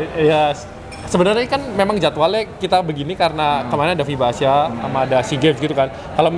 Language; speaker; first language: Indonesian; native; Indonesian